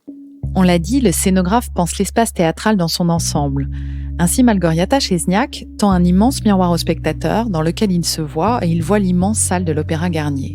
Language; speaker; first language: French; native; French